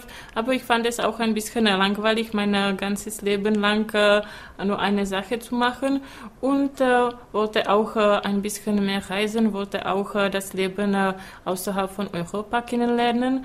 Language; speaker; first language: German; non-native, fluent; Czech